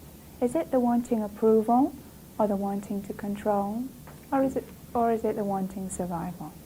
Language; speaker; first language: English; native; English